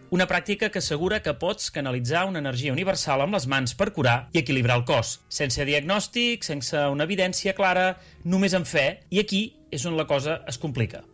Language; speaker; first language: Catalan; native; Catalan